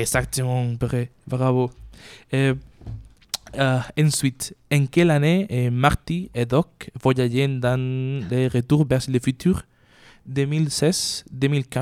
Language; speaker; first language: French; non-native, learner; Spanish